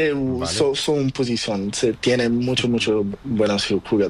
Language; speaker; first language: Spanish; non-native, learner; Portuguese